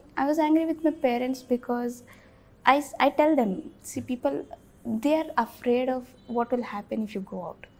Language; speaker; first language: English; non-native, local second language; Bhojpuri